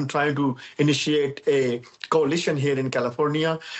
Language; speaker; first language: English; non-native, local second language; Urdu